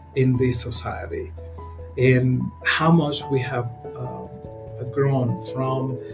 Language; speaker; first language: English; non-native, fluent; Spanish